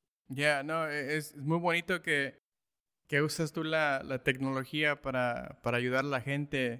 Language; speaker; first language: Spanish; early bilingual, heritage; Spanish